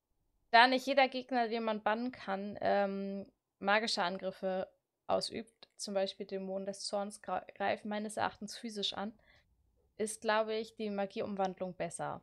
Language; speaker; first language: German; native; German